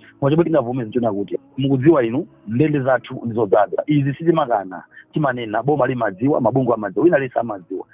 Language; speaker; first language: Nyanja; native; Nyanja